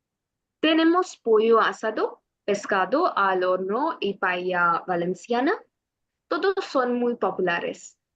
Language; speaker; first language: Spanish; non-native, learner; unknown